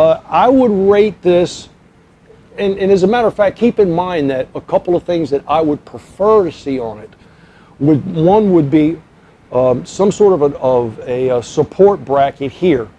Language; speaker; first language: English; native; English